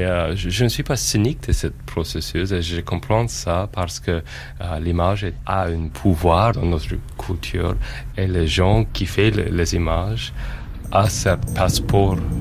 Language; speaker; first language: French; non-native, fluent; English